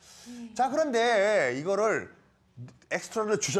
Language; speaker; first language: Korean; native; Korean